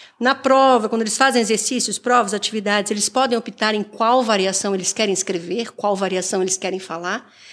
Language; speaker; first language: Portuguese; native; Portuguese